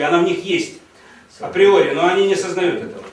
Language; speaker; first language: Russian; native; Russian